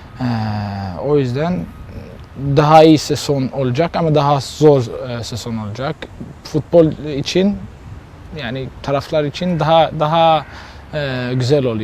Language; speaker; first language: Turkish; non-native, learner; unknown